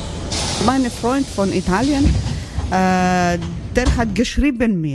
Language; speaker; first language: German; non-native, learner; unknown